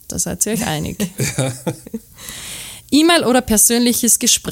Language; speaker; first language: German; native; German